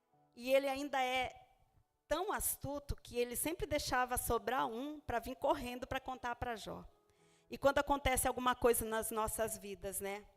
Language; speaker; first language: Portuguese; native; Portuguese